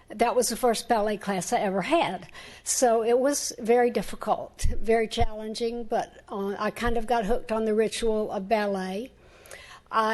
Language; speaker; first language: English; native; English